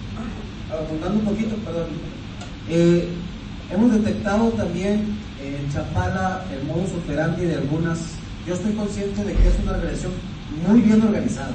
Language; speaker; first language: Spanish; native; Spanish